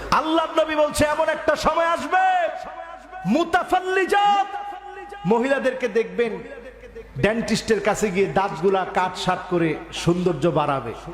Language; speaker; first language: Bangla; native; Bangla